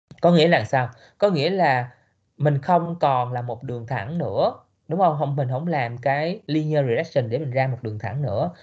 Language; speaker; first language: Vietnamese; native; Vietnamese